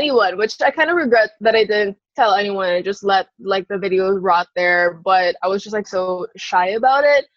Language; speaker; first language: English; non-native, local second language; Filipino